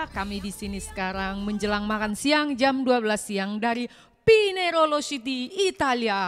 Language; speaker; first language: Indonesian; native; Indonesian